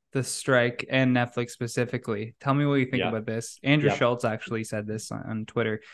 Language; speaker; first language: English; native; English